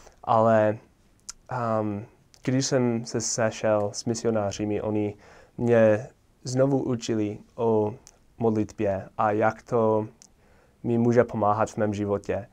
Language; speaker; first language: Czech; non-native, fluent; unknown